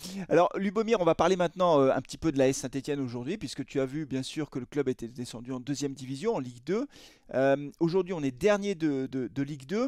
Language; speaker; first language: French; native; French